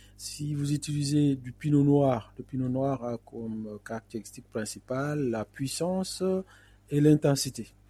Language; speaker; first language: French; non-native, local second language; Fula